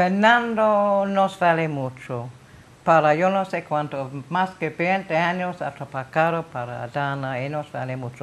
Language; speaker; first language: Spanish; non-native, learner; English